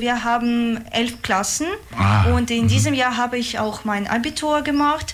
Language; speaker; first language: German; non-native, fluent; Russian